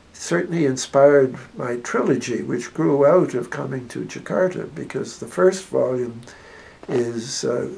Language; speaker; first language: English; native; English